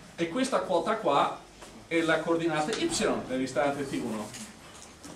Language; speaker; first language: Italian; non-native, fluent; English